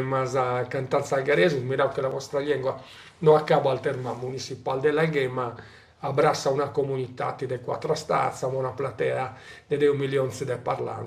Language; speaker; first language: Catalan; non-native, local second language; Italian